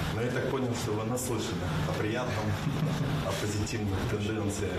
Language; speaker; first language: Russian; native; Russian